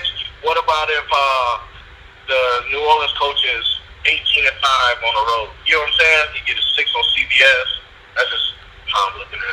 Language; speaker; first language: English; native; English